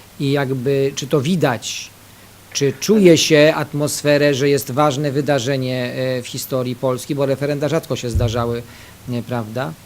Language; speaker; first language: Polish; native; Polish